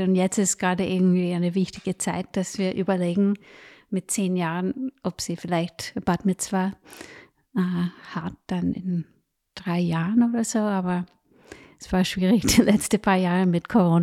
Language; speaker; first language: German; non-native, fluent; English